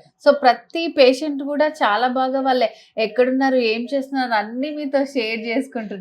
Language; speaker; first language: Telugu; native; Telugu